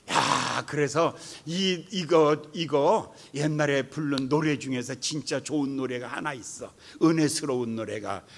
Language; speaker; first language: Korean; native; Korean